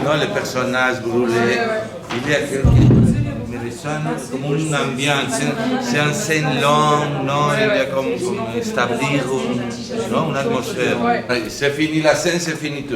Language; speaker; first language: French; non-native, fluent; Spanish